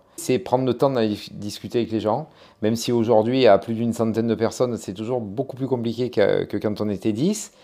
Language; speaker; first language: French; native; French